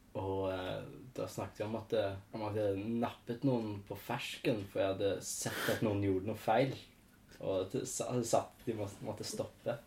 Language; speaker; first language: Norwegian; non-native, fluent; English